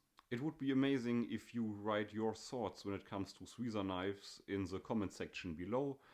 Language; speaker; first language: English; non-native, fluent; German